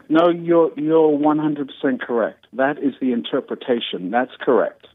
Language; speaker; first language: English; native; English